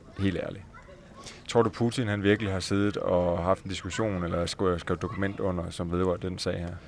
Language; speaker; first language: Danish; native; Danish